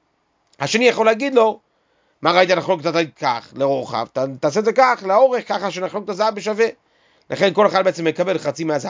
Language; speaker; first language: Hebrew; native; Hebrew